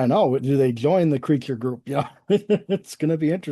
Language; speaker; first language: English; native; English